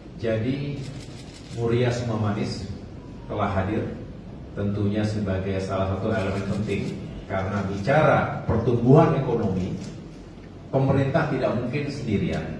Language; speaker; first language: Indonesian; native; Indonesian